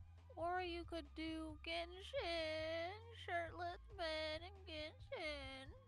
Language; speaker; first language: English; native; English